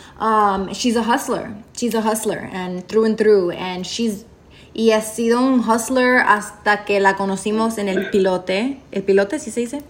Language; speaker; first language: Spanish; early bilingual, heritage; Spanish